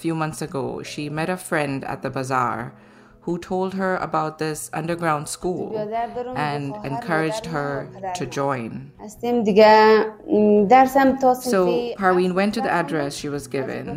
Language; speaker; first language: English; non-native, local second language; Gujarati